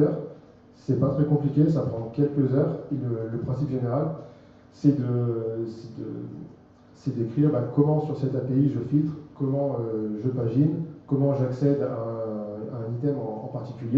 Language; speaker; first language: French; native; French